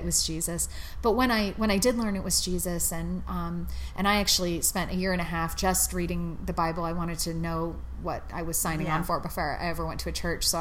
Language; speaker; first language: English; native; English